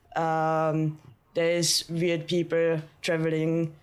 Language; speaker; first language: English; non-native, fluent; German